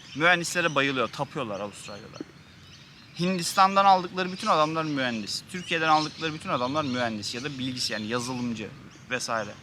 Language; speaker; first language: Turkish; native; Turkish